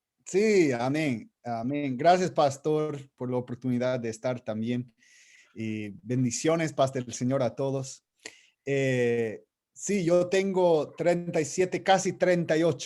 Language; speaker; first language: Spanish; non-native, fluent; English